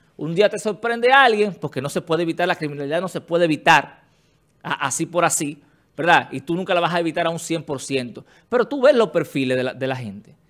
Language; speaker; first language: Spanish; native; Spanish